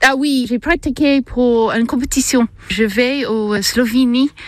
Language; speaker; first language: French; non-native, fluent; English